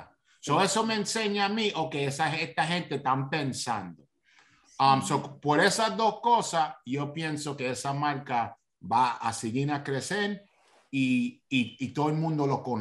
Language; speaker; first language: Spanish; early bilingual, heritage; Spanish